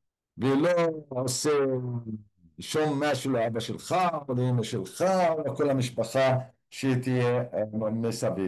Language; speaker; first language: Hebrew; non-native, local second language; Arabic